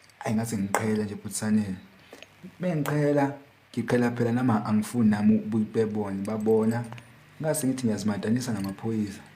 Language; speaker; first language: Zulu; native; Zulu